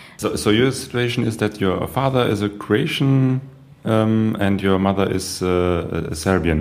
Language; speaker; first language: English; non-native, fluent; German